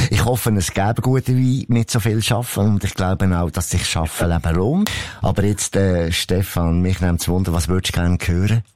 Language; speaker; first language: German; native; German